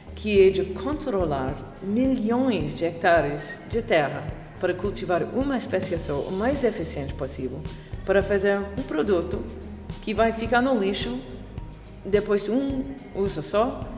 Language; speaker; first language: Portuguese; non-native, fluent; English